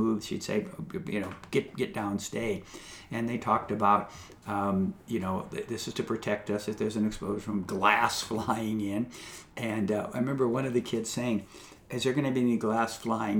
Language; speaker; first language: English; native; English